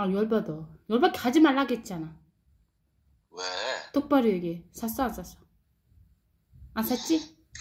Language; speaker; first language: Korean; non-native, fluent; Uzbek